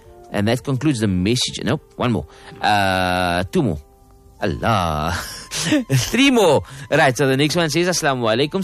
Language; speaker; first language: English; native; English